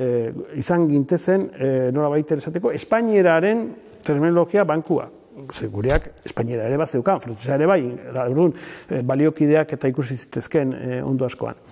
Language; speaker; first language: Basque; native; Basque